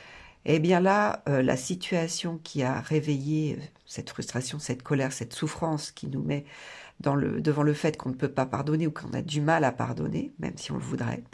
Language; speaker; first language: French; native; French